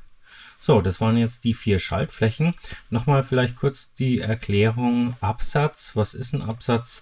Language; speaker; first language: German; native; German